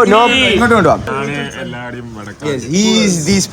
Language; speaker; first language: English; non-native, local second language; Malayalam